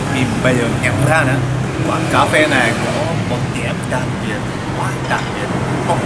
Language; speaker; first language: Vietnamese; non-native, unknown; Japanese